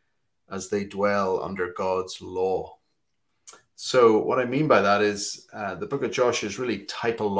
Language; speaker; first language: English; native; English